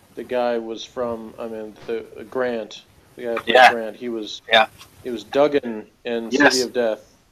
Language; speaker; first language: English; native; English